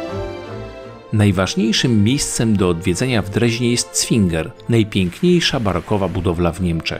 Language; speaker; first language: Polish; native; Polish